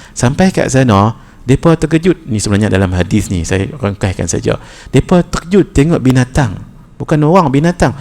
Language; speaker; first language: Malay; native; Malay